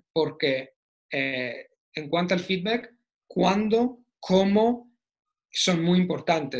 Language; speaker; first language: Spanish; non-native, fluent; Italian